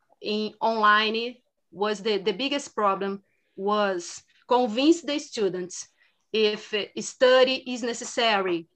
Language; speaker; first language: English; non-native, learner; Portuguese